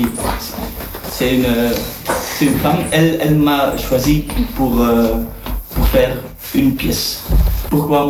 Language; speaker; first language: French; non-native, fluent; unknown